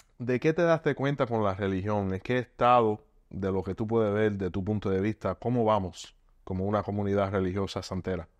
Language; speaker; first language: Spanish; early bilingual, heritage; Spanish